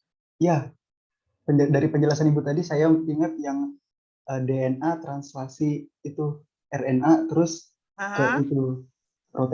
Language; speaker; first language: Indonesian; native; Indonesian